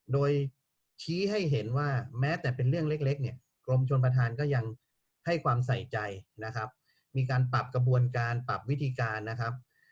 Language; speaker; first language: Thai; native; Thai